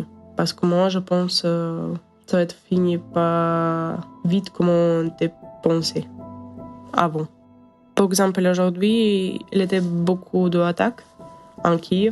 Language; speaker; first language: French; non-native, learner; Ukrainian